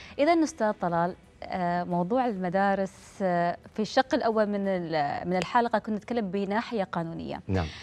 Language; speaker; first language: Arabic; native; Arabic